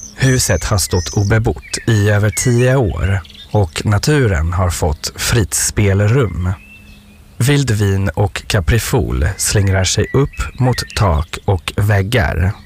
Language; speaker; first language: Swedish; non-native, fluent; French